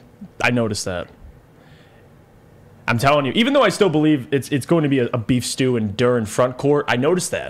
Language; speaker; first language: English; native; English